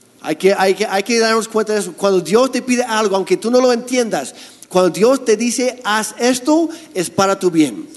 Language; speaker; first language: Spanish; non-native, fluent; English